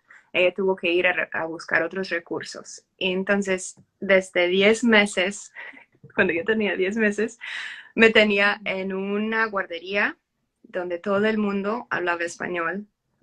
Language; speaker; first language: Spanish; early bilingual, heritage; English